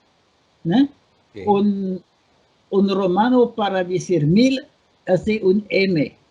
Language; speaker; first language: Spanish; non-native, fluent; French